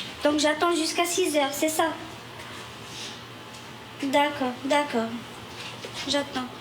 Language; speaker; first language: French; non-native, learner; Arabic